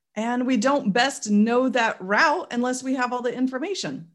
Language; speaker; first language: English; native; English